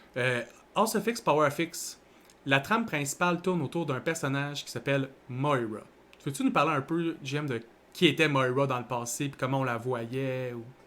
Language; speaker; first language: French; native; French